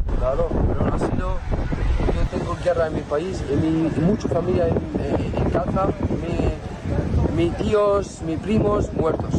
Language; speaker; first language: Spanish; non-native, learner; Arabic